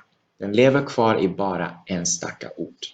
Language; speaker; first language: Swedish; non-native, fluent; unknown